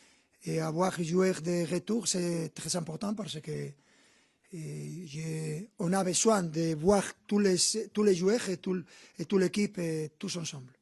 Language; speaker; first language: French; non-native, fluent; Spanish